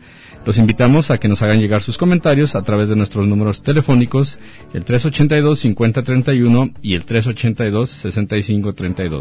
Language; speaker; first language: Spanish; native; Spanish